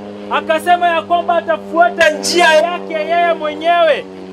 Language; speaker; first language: Swahili; native; Swahili